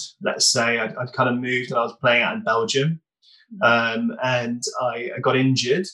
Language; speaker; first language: English; native; English